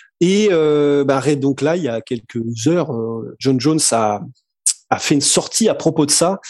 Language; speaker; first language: French; native; French